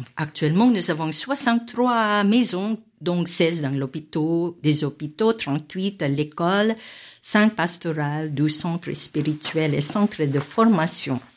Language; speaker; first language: French; non-native, fluent; Filipino